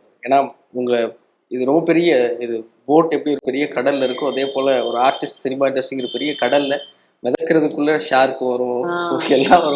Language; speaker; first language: Tamil; native; Tamil